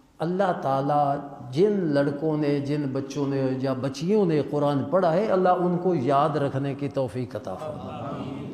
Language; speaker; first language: Urdu; non-native, local second language; Punjabi